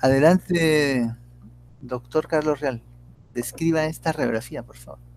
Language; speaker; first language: Spanish; native; Spanish